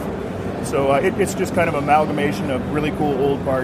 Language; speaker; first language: English; native; English